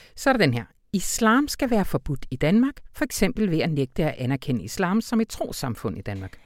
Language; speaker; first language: Danish; native; Danish